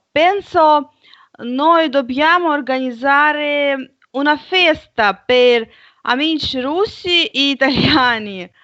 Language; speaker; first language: Italian; non-native, learner; Russian